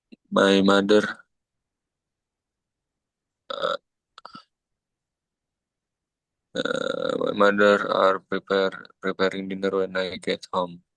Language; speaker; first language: English; non-native, learner; Indonesian